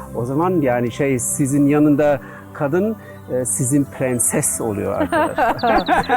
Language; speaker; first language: Turkish; non-native, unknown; German